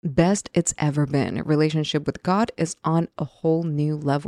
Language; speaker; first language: English; non-native, fluent; Chinese